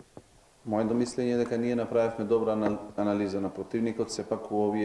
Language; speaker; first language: Macedonian; non-native, local second language; Albanian